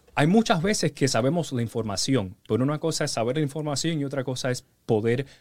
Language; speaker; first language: Spanish; early bilingual, heritage; Spanish